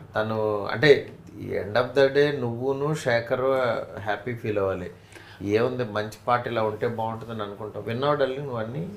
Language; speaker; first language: Telugu; native; Telugu